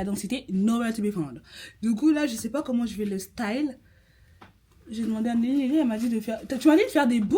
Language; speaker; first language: French; native; French